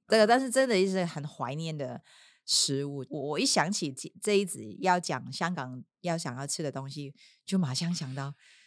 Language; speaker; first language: Chinese; non-native, local second language; Cantonese